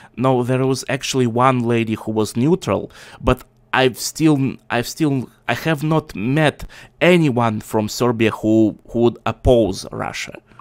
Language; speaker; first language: English; non-native, fluent; Russian